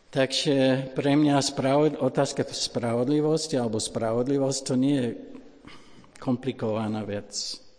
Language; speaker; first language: Slovak; non-native, fluent; English